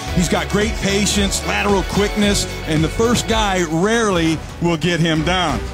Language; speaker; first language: English; native; English